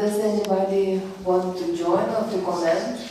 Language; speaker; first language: English; non-native, fluent; Lithuanian